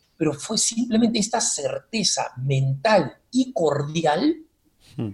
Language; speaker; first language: Spanish; native; Spanish